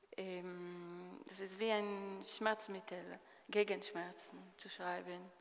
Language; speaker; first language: German; non-native, fluent; Hebrew